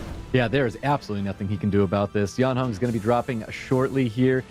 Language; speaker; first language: English; native; English